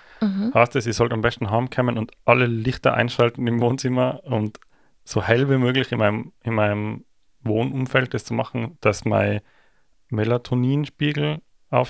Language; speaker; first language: German; native; German